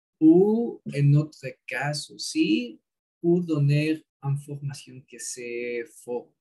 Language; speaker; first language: French; non-native, learner; Spanish